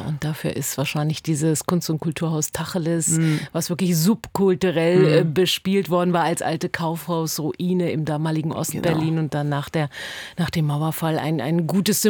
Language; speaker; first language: German; native; German